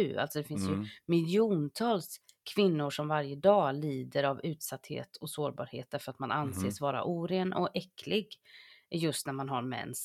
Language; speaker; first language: Swedish; native; Swedish